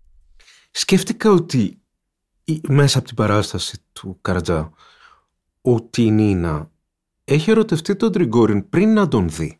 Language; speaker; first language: Greek; native; Greek